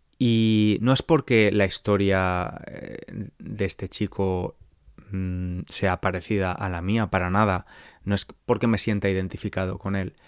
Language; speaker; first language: Spanish; native; Spanish